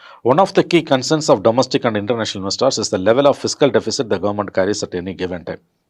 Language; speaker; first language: English; non-native, local second language; Tamil